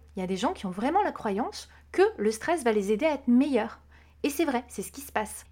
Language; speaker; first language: French; native; French